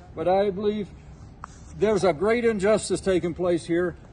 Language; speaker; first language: English; native; English